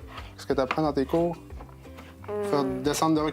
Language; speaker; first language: French; native; French